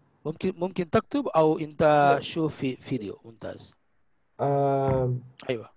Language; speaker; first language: Arabic; non-native, fluent; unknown